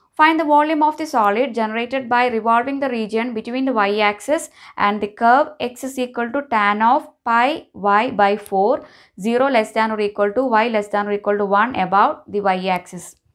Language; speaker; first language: English; non-native, local second language; Malayalam